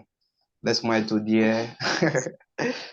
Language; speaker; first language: French; non-native, learner; Portuguese